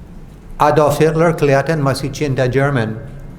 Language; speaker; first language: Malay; non-native, fluent; English